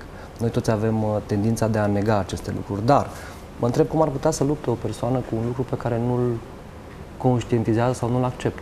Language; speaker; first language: Romanian; native; Romanian